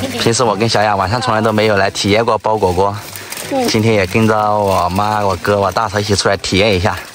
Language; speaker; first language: Chinese; native; Chinese